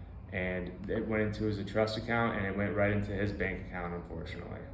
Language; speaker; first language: English; native; English